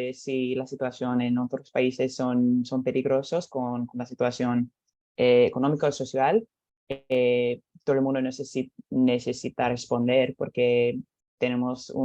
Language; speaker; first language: Spanish; non-native, learner; English